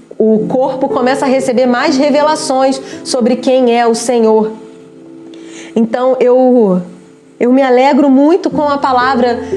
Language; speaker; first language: Portuguese; native; Portuguese